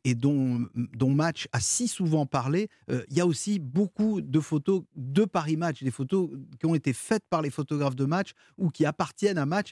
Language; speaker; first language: French; native; French